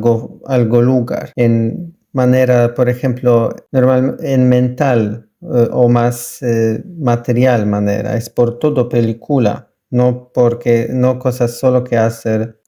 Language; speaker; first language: Spanish; non-native, learner; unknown